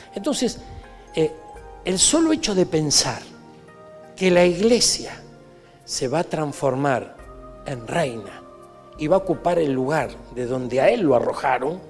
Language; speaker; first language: Spanish; native; Spanish